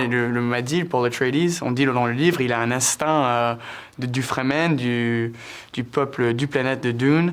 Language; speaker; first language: French; early bilingual, heritage; English